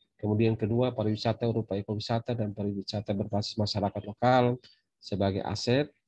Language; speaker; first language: Indonesian; native; Indonesian